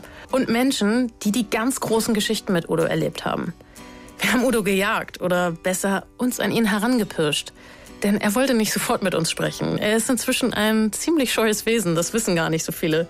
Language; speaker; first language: German; native; German